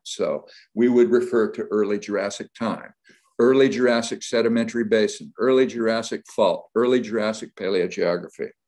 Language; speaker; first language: English; native; English